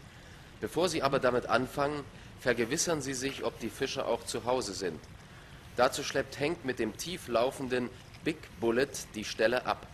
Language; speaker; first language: German; native; German